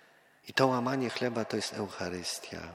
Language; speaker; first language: Polish; native; Polish